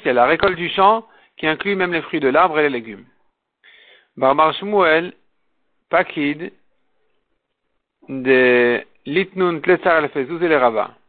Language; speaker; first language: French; native; French